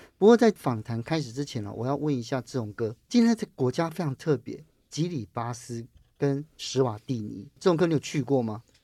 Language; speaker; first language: Chinese; native; Chinese